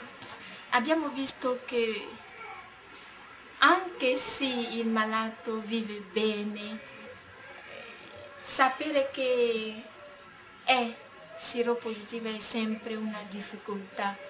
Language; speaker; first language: Italian; non-native, learner; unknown